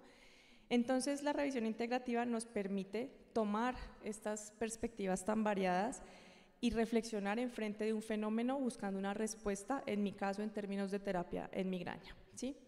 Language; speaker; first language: Spanish; native; Spanish